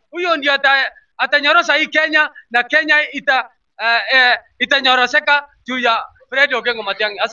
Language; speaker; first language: Swahili; non-native, local second language; Gusii